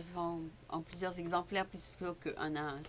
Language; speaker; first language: French; native; French